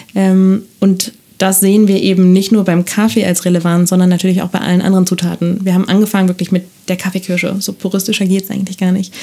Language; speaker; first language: German; non-native, fluent; Spanish